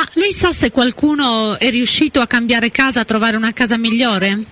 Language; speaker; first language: Italian; native; Italian